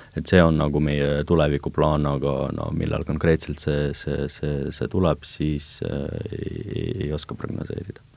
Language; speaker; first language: Estonian; non-native, local second language; Russian